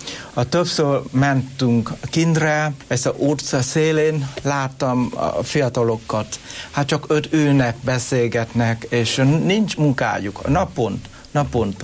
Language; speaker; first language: Hungarian; non-native, learner; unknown